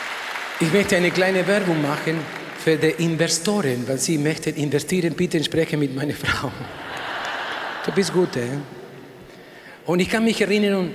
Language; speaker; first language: German; non-native, learner; Spanish